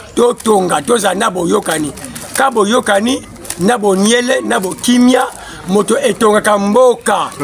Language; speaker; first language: Lingala; native; Lingala